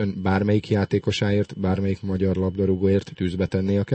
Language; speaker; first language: Hungarian; native; Hungarian